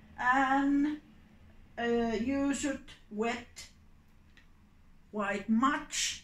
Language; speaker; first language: English; non-native, learner; Finnish